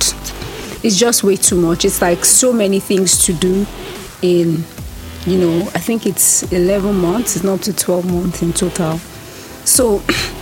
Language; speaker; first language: English; non-native, local second language; Yoruba